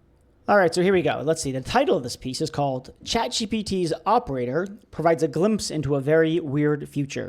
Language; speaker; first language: English; native; English